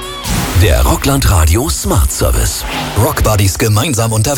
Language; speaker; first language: German; native; German